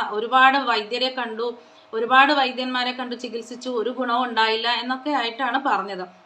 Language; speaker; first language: Malayalam; non-native, local second language; Konkani